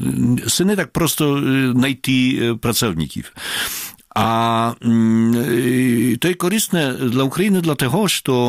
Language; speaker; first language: Ukrainian; non-native, fluent; Polish